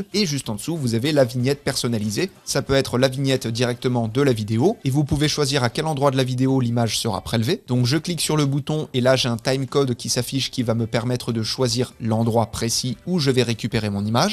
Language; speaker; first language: French; native; French